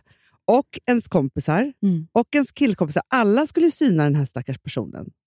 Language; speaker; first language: Swedish; native; Swedish